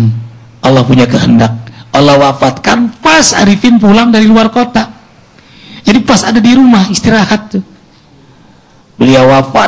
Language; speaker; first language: Indonesian; native; Indonesian